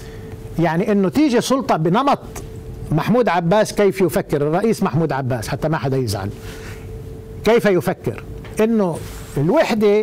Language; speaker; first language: Arabic; native; Arabic